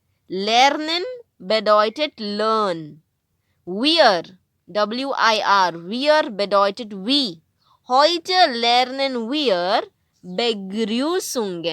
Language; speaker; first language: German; non-native, fluent; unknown